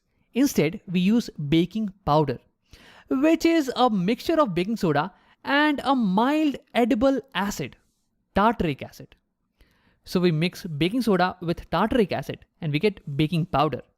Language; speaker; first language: English; non-native, local second language; Hindi